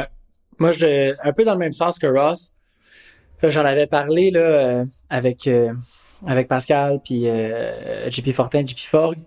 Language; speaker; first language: French; native; French